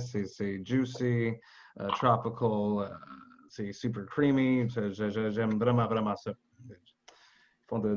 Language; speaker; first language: French; non-native, local second language; English